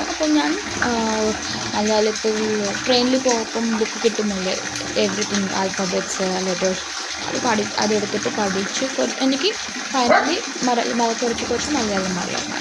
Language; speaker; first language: Malayalam; non-native, local second language; Telugu